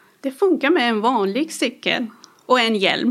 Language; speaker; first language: Swedish; non-native, fluent; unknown